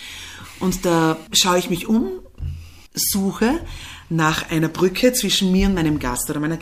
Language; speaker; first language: German; native; German